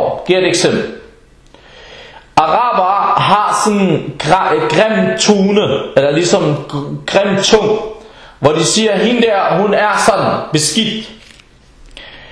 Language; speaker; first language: Danish; early bilingual, other home language; Arabic